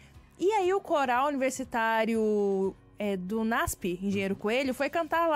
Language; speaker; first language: Portuguese; native; Portuguese